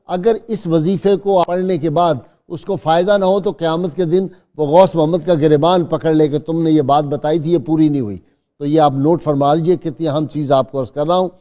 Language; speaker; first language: Urdu; native; Urdu